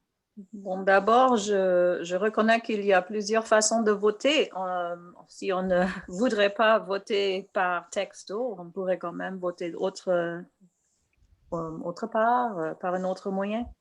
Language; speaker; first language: French; non-native, local second language; English